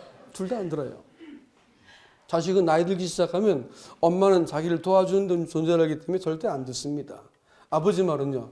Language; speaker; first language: Korean; native; Korean